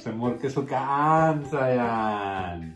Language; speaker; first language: Indonesian; non-native, learner; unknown